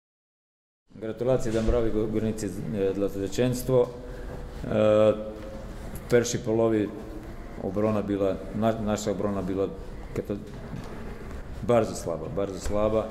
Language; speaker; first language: Polish; non-native, learner; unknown